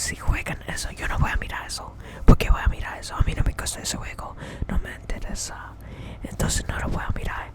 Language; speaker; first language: Spanish; early bilingual, heritage; English